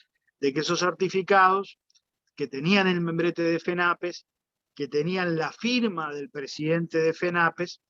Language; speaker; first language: Spanish; native; Spanish